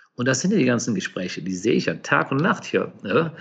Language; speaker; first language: German; native; German